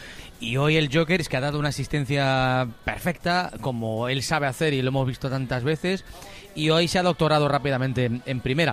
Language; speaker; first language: Spanish; native; Spanish